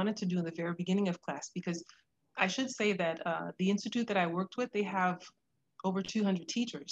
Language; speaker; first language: English; native; English